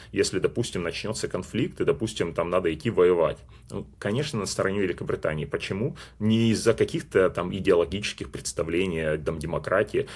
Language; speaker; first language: Russian; native; Russian